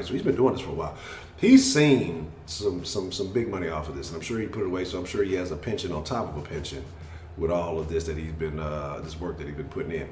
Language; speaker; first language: English; native; English